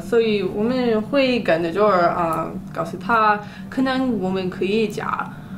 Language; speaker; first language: Chinese; non-native, learner; English